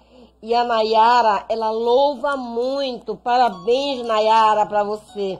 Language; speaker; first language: Portuguese; native; Portuguese